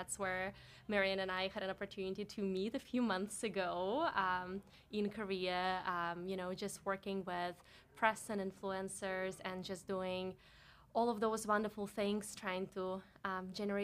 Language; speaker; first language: English; non-native, fluent; Russian